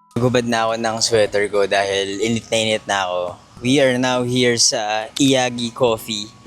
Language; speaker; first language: Filipino; non-native, local second language; Aklanon